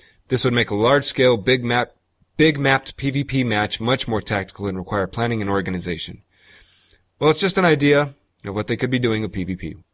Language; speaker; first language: English; native; English